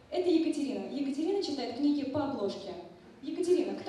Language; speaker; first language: Russian; native; Russian